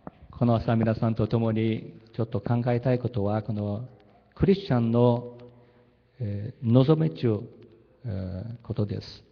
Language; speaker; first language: Japanese; early bilingual, heritage; Japanese